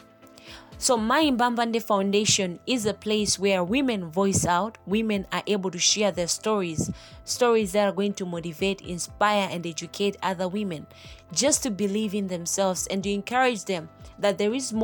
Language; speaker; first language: English; non-native, local second language; Nyanja